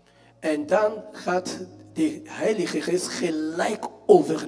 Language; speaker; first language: Dutch; non-native, fluent; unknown